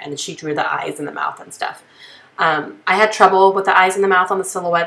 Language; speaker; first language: English; native; English